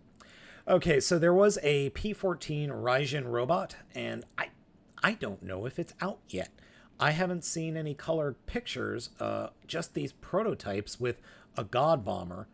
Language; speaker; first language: English; native; English